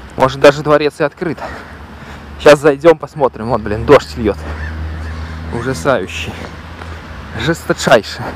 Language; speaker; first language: Russian; native; Russian